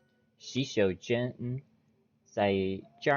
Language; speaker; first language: Chinese; non-native, learner; English